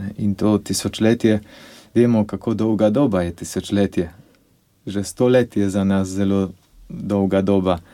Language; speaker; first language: Slovenian; non-native, fluent; Polish